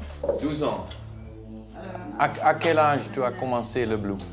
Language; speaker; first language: French; non-native, learner; Dutch